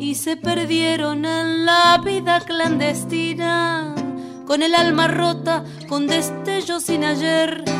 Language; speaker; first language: Spanish; native; Spanish